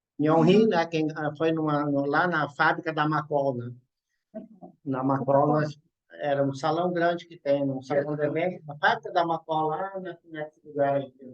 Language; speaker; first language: Portuguese; native; Portuguese